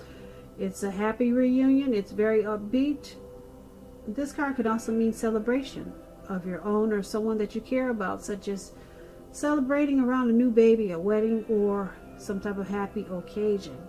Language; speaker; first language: English; native; English